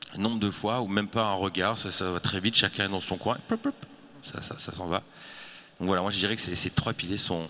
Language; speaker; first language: French; native; French